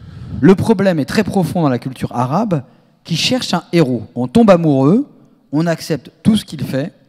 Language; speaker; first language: French; native; French